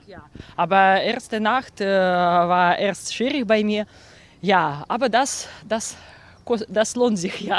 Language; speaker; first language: German; non-native, learner; Russian